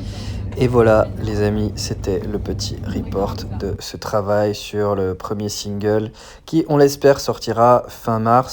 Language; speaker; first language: French; native; French